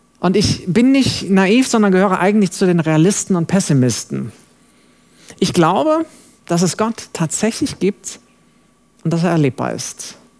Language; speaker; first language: German; non-native, fluent; English